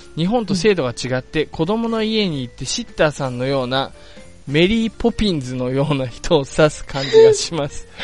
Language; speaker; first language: Japanese; non-native, fluent; English